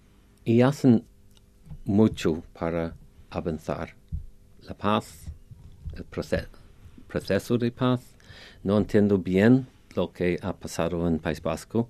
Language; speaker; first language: Spanish; non-native, fluent; English